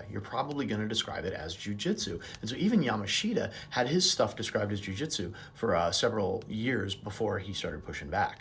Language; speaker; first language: English; native; English